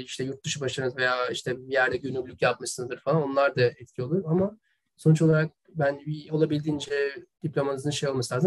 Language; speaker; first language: Turkish; native; Turkish